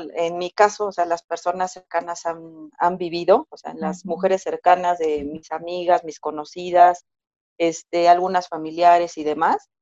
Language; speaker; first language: Spanish; native; Spanish